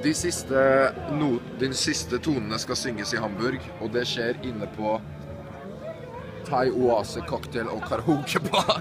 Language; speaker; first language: Norwegian; native; Norwegian